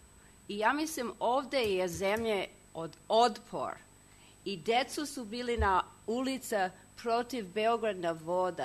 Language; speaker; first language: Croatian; non-native, learner; English